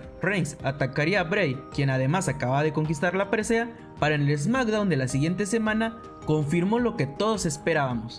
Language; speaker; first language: Spanish; native; Spanish